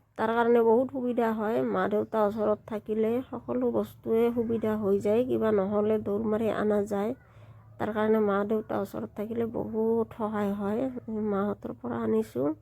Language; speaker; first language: Assamese; native; Assamese